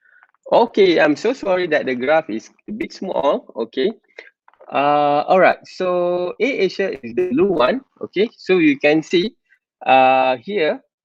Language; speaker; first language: English; non-native, local second language; Malay